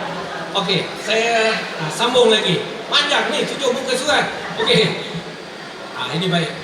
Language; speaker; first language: Malay; native; Malay